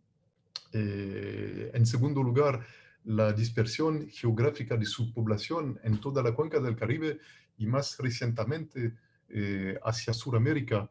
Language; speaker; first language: Spanish; non-native, fluent; French